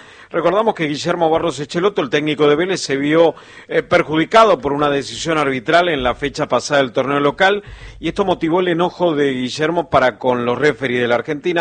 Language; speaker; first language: Spanish; native; Spanish